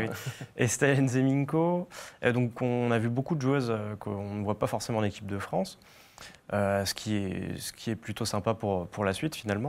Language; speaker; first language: French; native; French